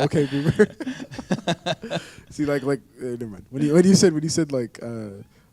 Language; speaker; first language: English; native; English